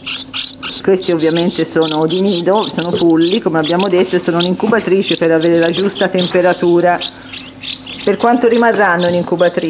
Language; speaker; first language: Italian; native; Italian